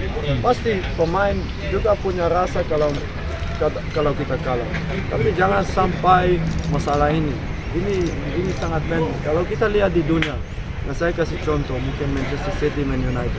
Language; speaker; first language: Indonesian; non-native, fluent; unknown